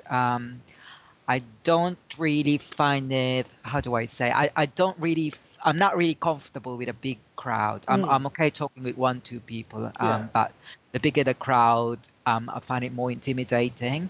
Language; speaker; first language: English; non-native, local second language; Filipino